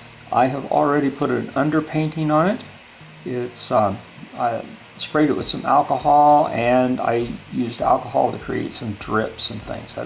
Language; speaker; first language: English; native; English